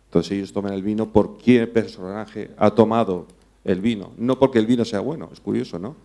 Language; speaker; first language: Spanish; non-native, fluent; English